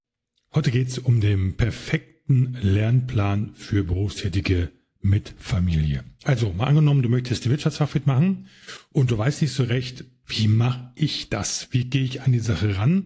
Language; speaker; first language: German; native; German